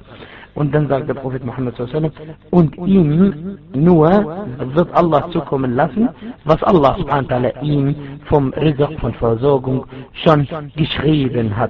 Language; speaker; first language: German; non-native, fluent; Arabic